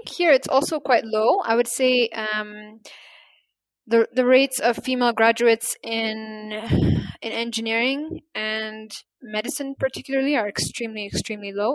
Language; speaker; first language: English; non-native, fluent; Amharic